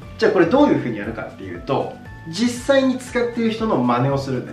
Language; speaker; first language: Japanese; native; Japanese